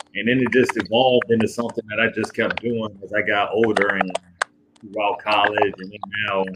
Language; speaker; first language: English; native; English